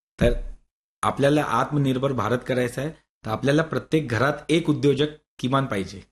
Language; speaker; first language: Marathi; non-native, local second language; Hindi